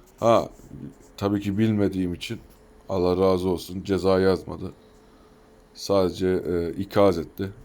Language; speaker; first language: Turkish; early bilingual, heritage; Turkish